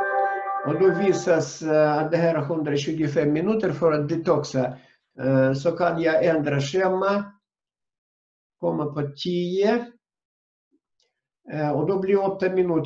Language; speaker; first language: Swedish; non-native, fluent; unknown